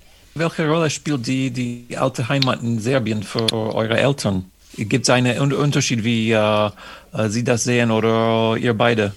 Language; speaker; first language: German; non-native, fluent; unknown